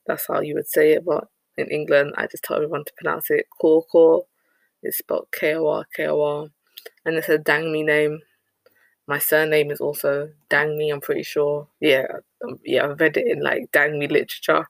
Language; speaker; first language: English; native; English